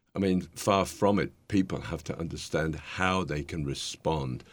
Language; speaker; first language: English; native; English